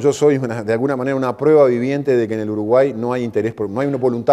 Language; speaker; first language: Spanish; native; Spanish